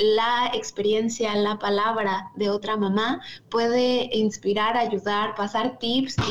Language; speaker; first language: Spanish; native; Spanish